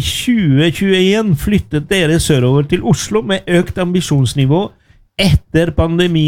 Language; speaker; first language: Norwegian; non-native, fluent; Spanish